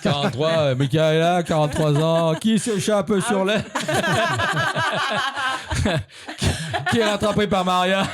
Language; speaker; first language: French; native; French